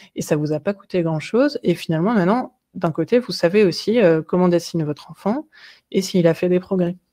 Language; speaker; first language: French; native; French